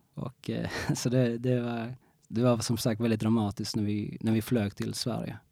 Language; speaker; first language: Swedish; early bilingual, other home language; Spanish